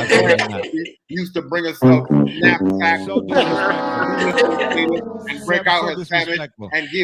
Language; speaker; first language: English; native; English